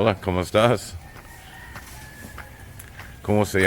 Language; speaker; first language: Spanish; non-native, learner; English